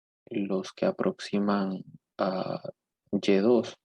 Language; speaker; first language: Spanish; native; Spanish